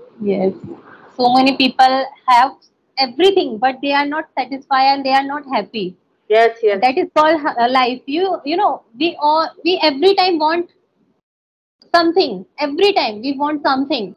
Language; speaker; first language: English; non-native, local second language; Hindi